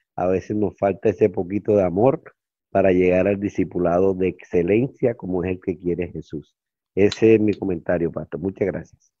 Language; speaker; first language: Spanish; native; Spanish